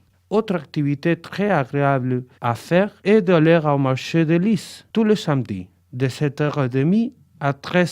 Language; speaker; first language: French; non-native, learner; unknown